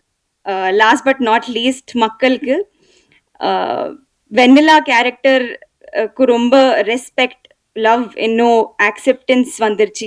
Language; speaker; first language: Tamil; non-native, learner; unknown